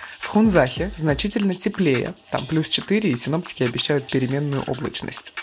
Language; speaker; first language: Russian; native; Russian